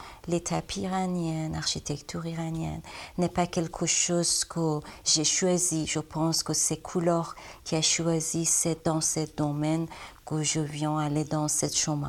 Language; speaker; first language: French; non-native, learner; Persian